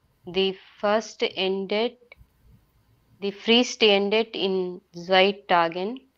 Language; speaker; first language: German; non-native, learner; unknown